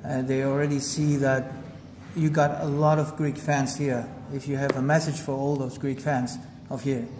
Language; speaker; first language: English; non-native, fluent; Greek